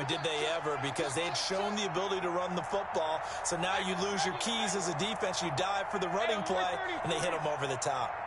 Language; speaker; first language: English; native; English